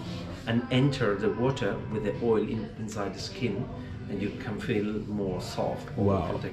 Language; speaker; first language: English; non-native, learner; Spanish